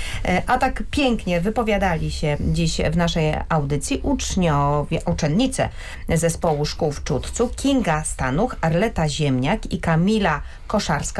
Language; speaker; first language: Polish; native; Polish